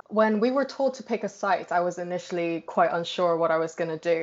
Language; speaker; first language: English; non-native, local second language; Cantonese